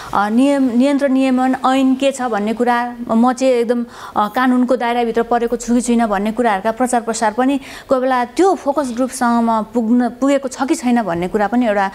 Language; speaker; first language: Nepali; native; Nepali